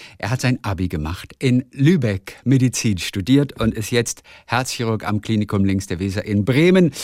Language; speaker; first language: German; native; German